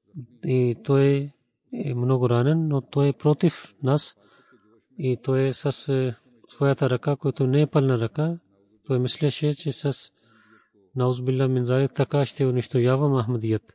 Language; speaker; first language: Bulgarian; non-native, learner; Urdu